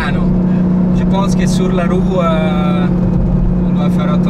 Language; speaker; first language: French; non-native, learner; Italian